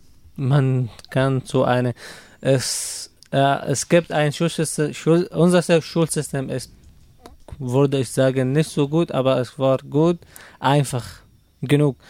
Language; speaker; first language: German; non-native, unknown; Arabic